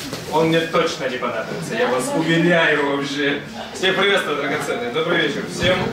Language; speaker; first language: Russian; native; Russian